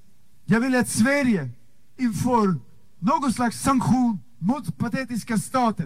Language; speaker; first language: Swedish; non-native, fluent; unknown